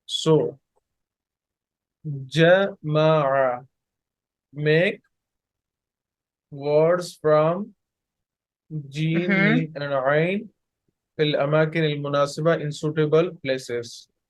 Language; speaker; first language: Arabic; non-native, fluent; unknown